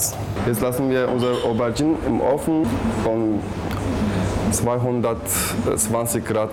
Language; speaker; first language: German; non-native, learner; Turkish